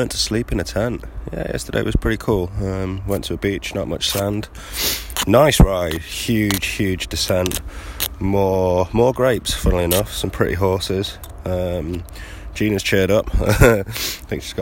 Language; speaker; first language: English; native; English